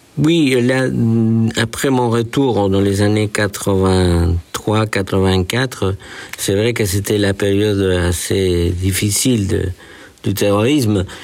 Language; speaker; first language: French; non-native, fluent; Spanish